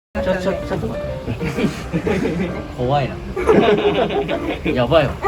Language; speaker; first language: Japanese; non-native, learner; Thai